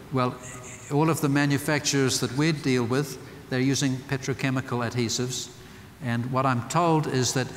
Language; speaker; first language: English; native; English